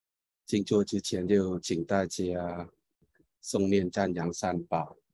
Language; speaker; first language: Chinese; non-native, fluent; Thai